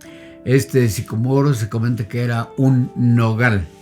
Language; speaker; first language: Spanish; native; Spanish